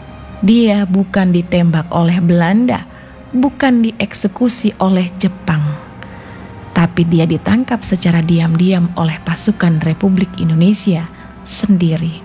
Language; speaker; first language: Indonesian; native; Indonesian